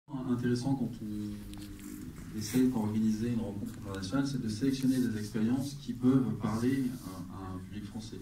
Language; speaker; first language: French; native; French